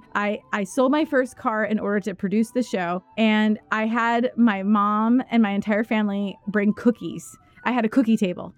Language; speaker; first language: English; native; English